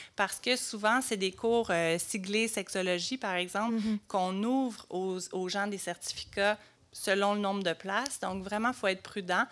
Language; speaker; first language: French; native; French